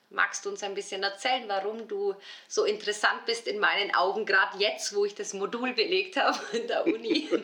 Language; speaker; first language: German; native; German